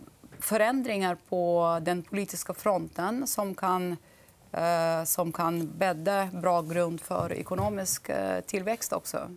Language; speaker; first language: Swedish; non-native, fluent; Russian